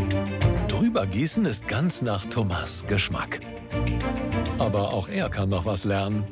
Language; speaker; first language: German; native; German